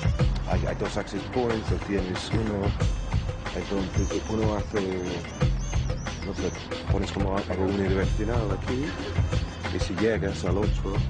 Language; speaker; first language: Spanish; non-native, fluent; English